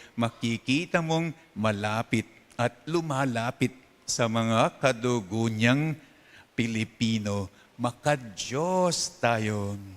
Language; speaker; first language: Filipino; non-native, local second language; Pampanga